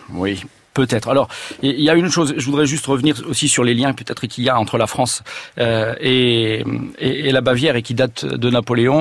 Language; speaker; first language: French; native; French